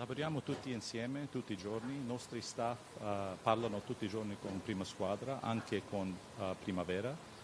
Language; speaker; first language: Italian; non-native, learner; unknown